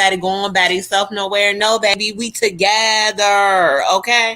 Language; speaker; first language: English; native; English